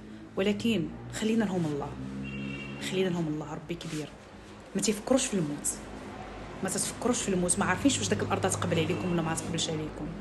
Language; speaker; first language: Arabic; native; Arabic